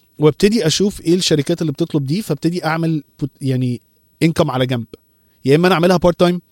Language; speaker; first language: Arabic; early bilingual, heritage; Arabic